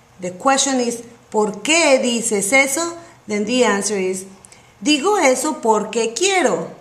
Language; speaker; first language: Spanish; non-native, fluent; English